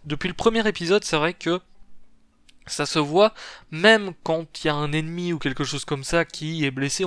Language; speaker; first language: French; native; French